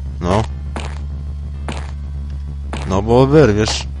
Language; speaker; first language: Polish; native; Polish